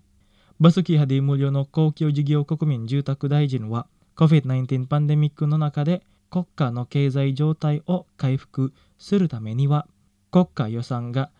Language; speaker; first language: Japanese; non-native, fluent; Indonesian